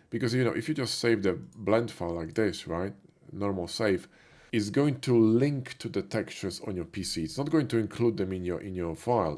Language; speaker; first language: English; non-native, fluent; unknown